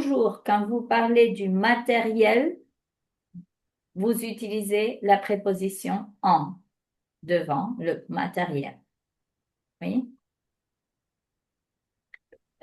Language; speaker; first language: French; non-native, fluent; Spanish